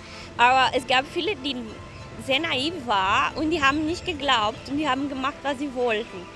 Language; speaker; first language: German; non-native, fluent; Portuguese